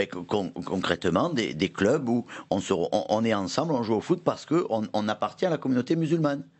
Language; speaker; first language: French; native; French